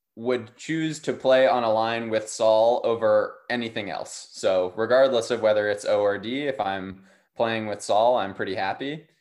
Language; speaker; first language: English; native; English